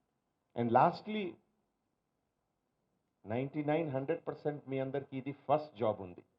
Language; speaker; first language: Telugu; non-native, learner; Hindi